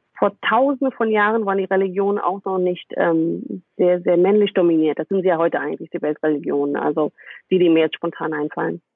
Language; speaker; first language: German; non-native, fluent; English